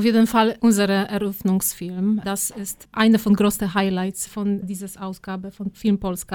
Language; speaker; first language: German; non-native, fluent; Polish